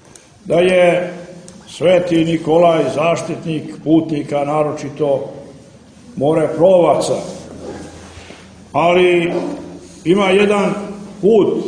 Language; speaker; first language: Croatian; native; Croatian